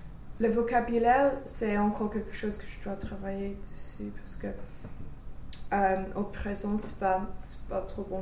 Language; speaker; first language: French; non-native, fluent; English